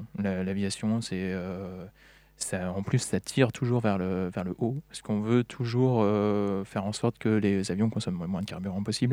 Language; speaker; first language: French; native; French